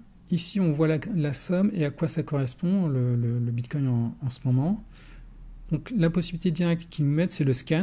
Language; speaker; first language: French; native; French